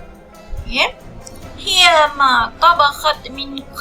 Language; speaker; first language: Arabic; non-native, fluent; Malay